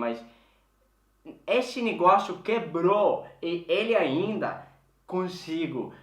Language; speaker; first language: Portuguese; non-native, fluent; Swedish